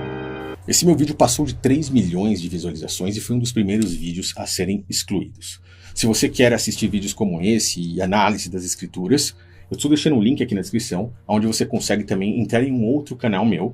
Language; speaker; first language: Portuguese; native; Portuguese